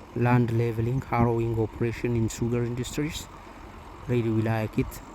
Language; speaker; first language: English; non-native, local second language; Amharic